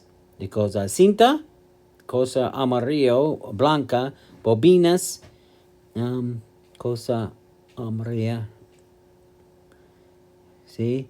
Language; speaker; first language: Spanish; non-native, learner; English